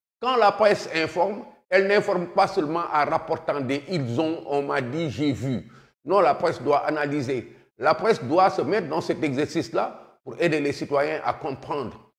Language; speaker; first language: French; non-native, local second language; Wolof